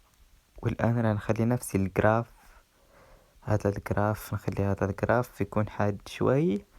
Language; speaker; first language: Arabic; native; Arabic